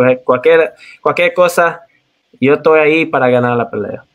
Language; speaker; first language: Spanish; early bilingual, heritage; Spanish